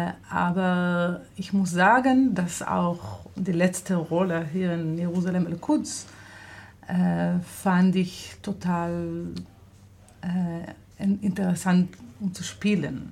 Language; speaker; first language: German; non-native, fluent; Hebrew